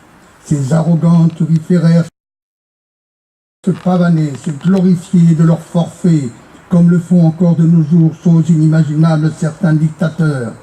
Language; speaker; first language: French; native; French